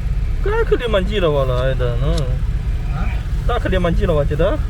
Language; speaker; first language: Russian; non-native, learner; Chinese